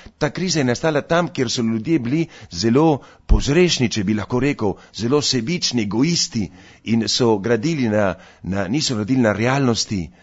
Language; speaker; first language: Slovenian; early bilingual, heritage; Slovenian